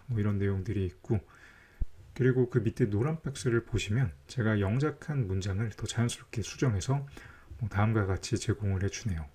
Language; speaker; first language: Korean; native; Korean